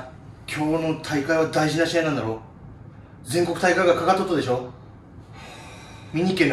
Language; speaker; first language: Japanese; native; Japanese